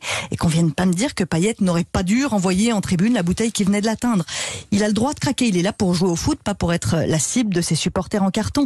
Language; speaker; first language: French; native; French